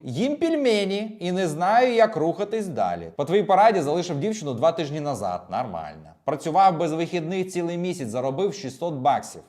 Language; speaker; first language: Ukrainian; non-native, local second language; Russian